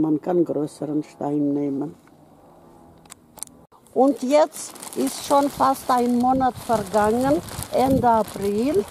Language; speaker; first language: German; non-native, fluent; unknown